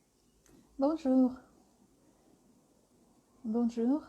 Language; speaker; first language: French; non-native, learner; Russian